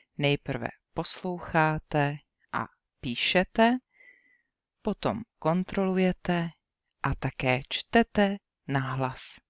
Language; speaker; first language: Czech; native; Czech